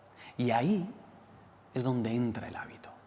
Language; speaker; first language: Spanish; native; Spanish